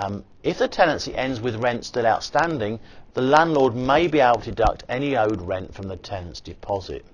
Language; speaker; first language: English; native; English